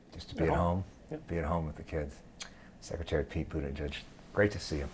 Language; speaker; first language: English; native; English